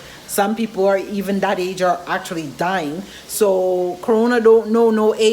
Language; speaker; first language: English; native; English